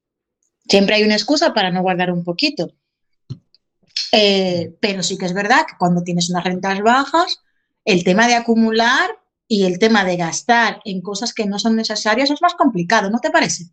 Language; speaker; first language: Spanish; native; Spanish